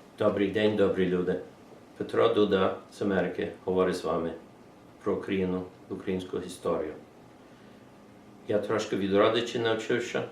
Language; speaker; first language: Ukrainian; early bilingual, heritage; English